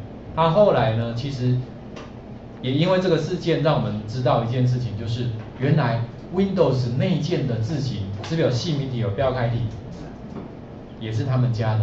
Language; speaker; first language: Chinese; native; Chinese